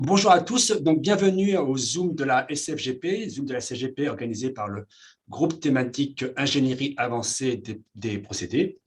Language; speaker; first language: French; native; French